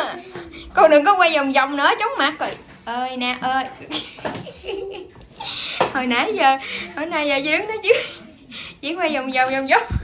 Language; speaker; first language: Vietnamese; native; Vietnamese